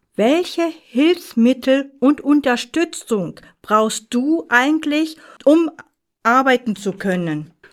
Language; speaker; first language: German; native; German